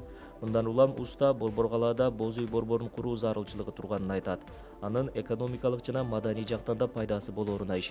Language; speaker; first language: Kyrgyz; native; Kyrgyz